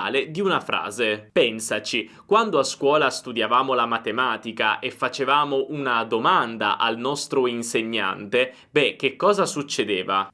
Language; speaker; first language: Italian; native; Italian